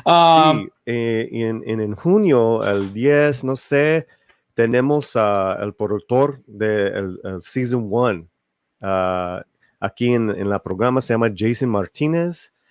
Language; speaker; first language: Spanish; early bilingual, heritage; Spanish